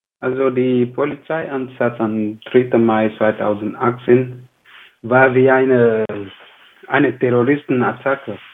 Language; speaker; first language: German; non-native, fluent; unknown